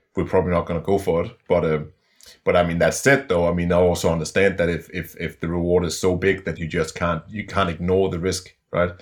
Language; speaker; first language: English; non-native, fluent; Danish